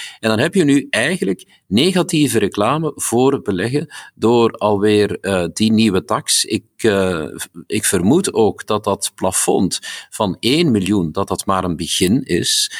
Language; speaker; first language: Dutch; native; Dutch